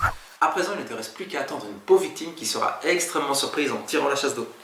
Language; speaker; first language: French; native; French